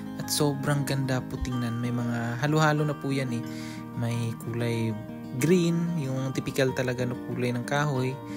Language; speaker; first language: Filipino; native; Filipino